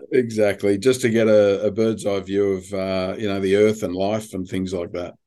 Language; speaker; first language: English; native; English